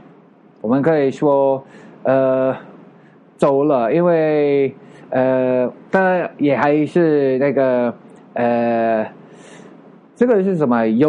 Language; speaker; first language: Chinese; non-native, learner; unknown